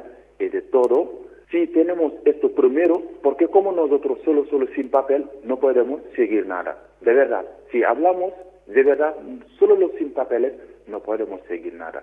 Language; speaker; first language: Spanish; non-native, learner; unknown